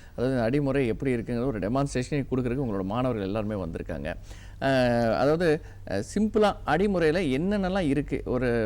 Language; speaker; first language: Tamil; native; Tamil